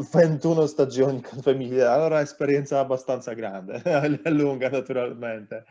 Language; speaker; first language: Italian; non-native, learner; Polish